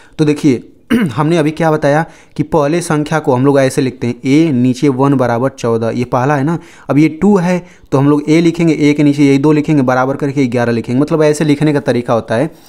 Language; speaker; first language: Hindi; native; Hindi